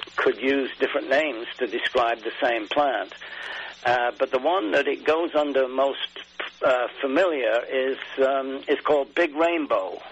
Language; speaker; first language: English; native; English